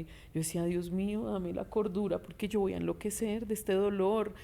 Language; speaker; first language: Spanish; native; Spanish